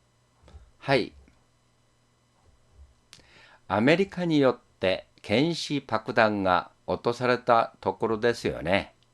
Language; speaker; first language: Japanese; non-native, fluent; Korean